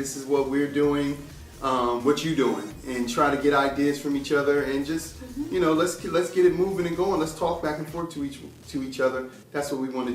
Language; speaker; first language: English; native; English